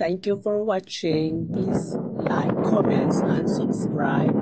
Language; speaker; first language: English; non-native, learner; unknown